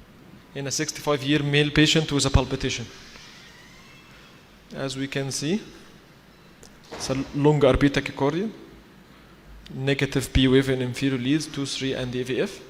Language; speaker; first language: English; non-native, fluent; Arabic